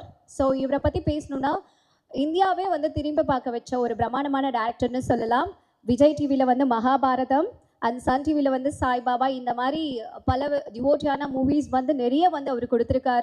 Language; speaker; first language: Tamil; native; Tamil